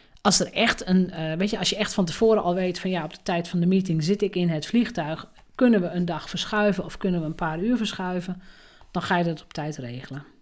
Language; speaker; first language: Dutch; native; Dutch